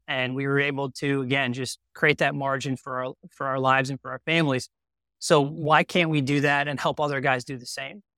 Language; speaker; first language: English; native; English